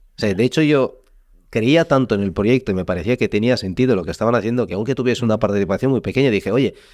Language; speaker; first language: Spanish; non-native, fluent; Italian